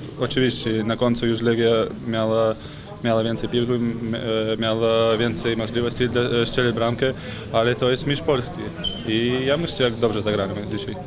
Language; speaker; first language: Polish; non-native, learner; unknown